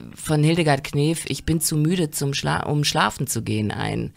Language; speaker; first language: German; native; German